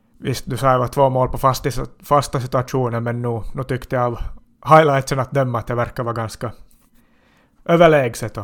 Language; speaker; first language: Swedish; native; Swedish